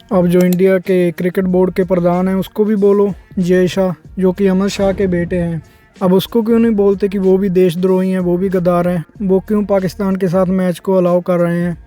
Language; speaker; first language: Hindi; non-native, local second language; Punjabi